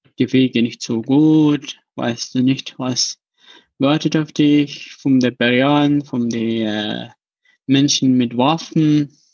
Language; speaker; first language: German; non-native, learner; Arabic